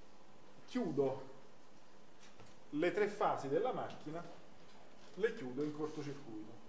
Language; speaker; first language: Italian; native; Italian